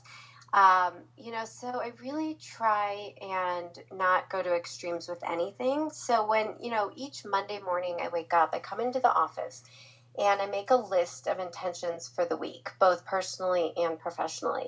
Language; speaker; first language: English; native; English